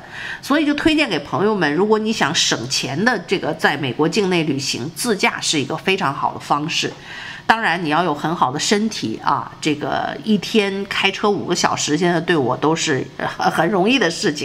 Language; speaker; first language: Chinese; native; Chinese